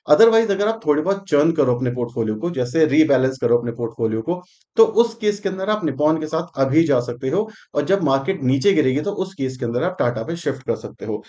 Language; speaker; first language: Hindi; native; Hindi